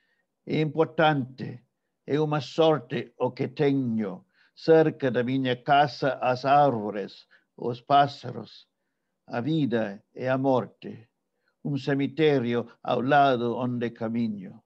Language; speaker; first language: Portuguese; non-native, fluent; English